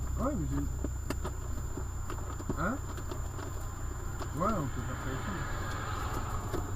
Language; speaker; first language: French; native; French